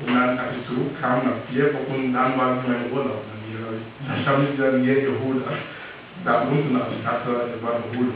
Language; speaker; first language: German; non-native, fluent; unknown